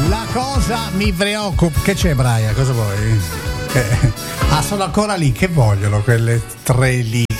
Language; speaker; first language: Italian; native; Italian